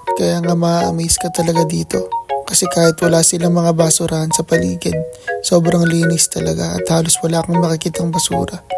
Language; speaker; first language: Filipino; native; Filipino